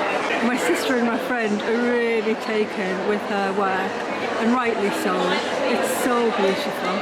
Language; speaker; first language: English; native; English